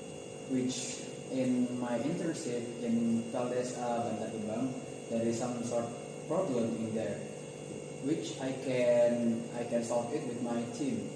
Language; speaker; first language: English; non-native, learner; Indonesian